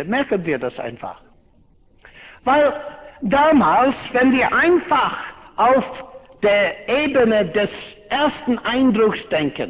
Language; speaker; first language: German; non-native, fluent; English